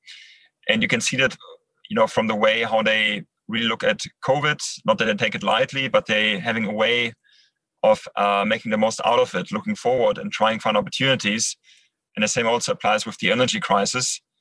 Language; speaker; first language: English; non-native, fluent; German